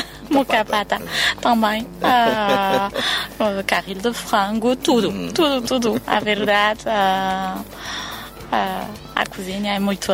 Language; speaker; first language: Portuguese; non-native, fluent; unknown